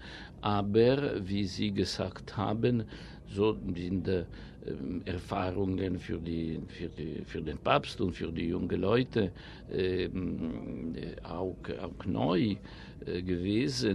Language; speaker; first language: German; non-native, fluent; Italian